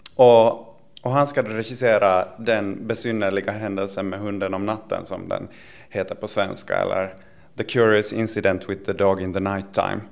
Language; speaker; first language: Swedish; native; Swedish